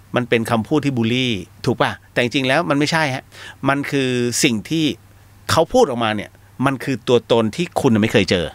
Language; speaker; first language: Thai; native; Thai